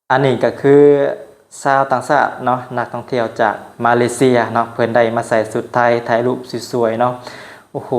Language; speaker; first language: Thai; non-native, local second language; Northeastern Thai